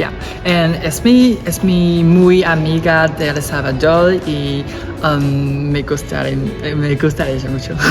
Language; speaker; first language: Spanish; non-native, learner; Chinese